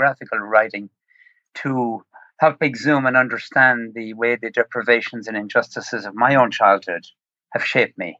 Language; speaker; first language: English; native; English